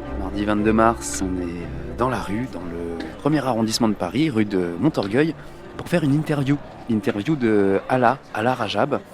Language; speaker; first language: French; native; French